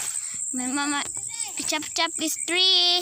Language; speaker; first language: English; non-native, learner; Filipino